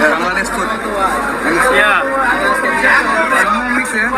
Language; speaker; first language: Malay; non-native, learner; Bangla